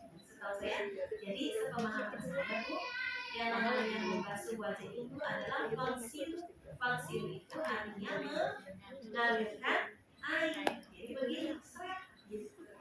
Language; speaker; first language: Indonesian; non-native, local second language; Sundanese